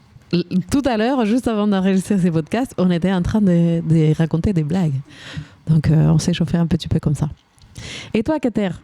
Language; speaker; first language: French; native; French